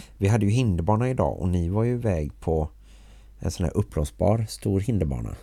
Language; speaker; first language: Swedish; native; Swedish